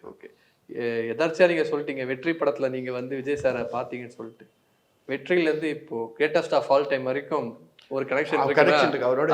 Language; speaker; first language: Tamil; native; Tamil